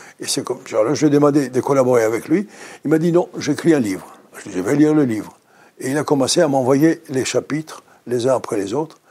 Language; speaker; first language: French; non-native, fluent; Greek